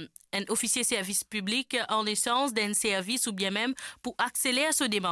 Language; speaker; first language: French; non-native, local second language; Morisyen